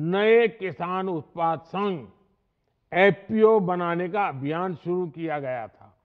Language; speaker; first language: Hindi; non-native, local second language; Gujarati